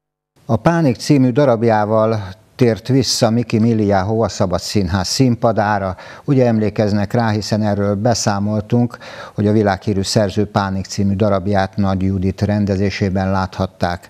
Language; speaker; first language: Hungarian; native; Hungarian